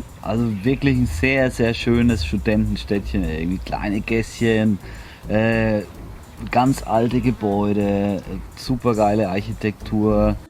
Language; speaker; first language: German; native; German